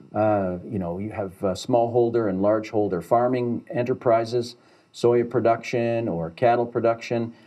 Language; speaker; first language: English; native; English